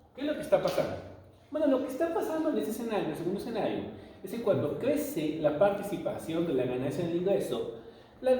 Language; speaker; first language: Spanish; native; Spanish